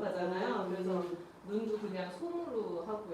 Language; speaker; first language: Korean; native; Korean